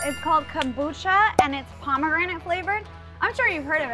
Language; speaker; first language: English; early bilingual, other home language; Chinese